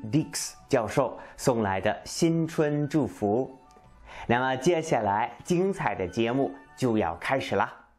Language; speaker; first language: Chinese; non-native, fluent; English